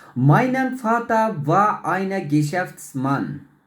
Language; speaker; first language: German; non-native, learner; Uyghur